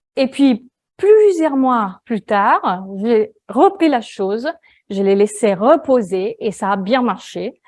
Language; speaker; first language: French; non-native, fluent; Italian